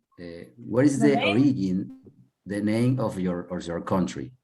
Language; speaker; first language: English; non-native, learner; Spanish